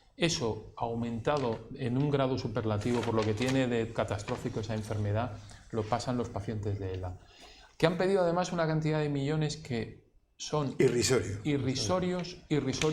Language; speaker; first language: Spanish; native; Spanish